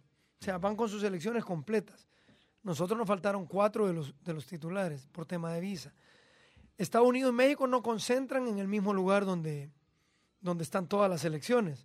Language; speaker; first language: Spanish; native; Spanish